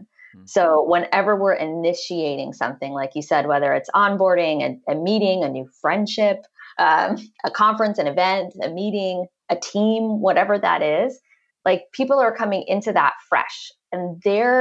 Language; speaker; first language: English; native; English